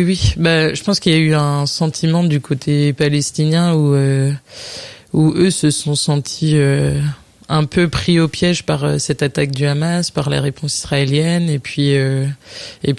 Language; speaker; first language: French; native; French